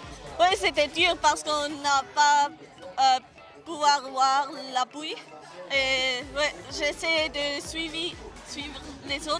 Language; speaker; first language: French; non-native, fluent; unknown